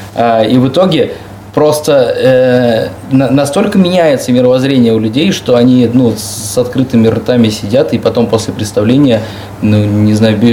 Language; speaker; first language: Russian; native; Russian